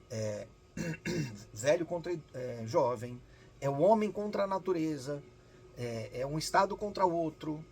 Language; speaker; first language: Portuguese; native; Portuguese